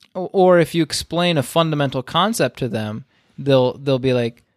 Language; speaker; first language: English; native; English